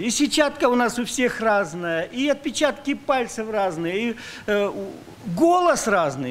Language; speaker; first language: Russian; native; Russian